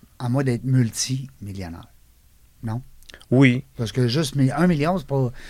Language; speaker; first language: French; native; French